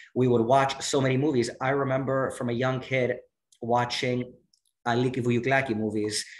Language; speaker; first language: English; native; English